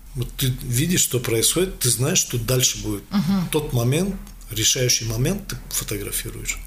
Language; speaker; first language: Russian; non-native, local second language; Tajik